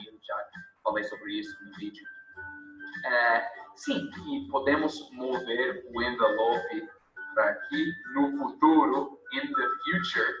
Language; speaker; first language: Portuguese; non-native, fluent; English